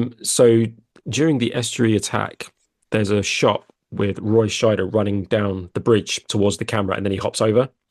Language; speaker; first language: English; native; English